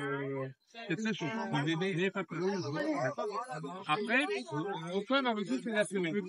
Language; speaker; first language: French; native; French